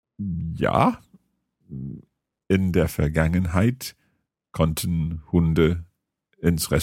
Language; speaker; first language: German; non-native, learner; English